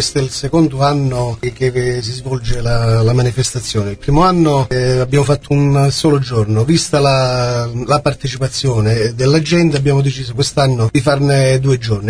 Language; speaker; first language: Italian; native; Italian